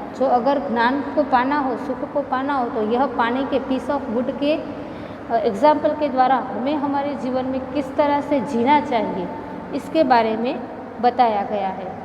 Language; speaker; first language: Hindi; non-native, local second language; Gujarati